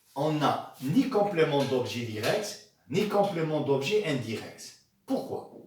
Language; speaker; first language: French; non-native, local second language; Arabic